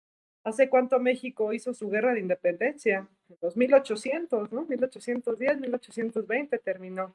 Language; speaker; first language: Spanish; native; Spanish